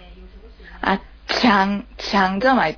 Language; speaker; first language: Chinese; non-native, learner; Korean